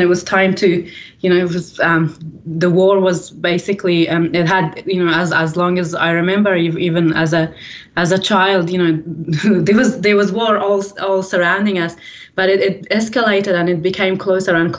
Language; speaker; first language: English; early bilingual, other home language; Persian